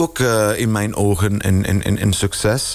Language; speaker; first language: Dutch; non-native, fluent; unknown